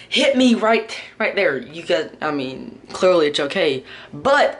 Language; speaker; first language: English; native; English